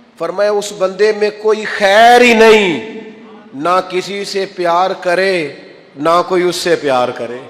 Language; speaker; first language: Urdu; non-native, local second language; Punjabi